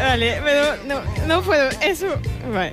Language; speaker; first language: Spanish; non-native, learner; German